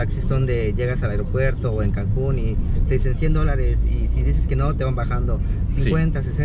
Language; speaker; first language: Spanish; native; Spanish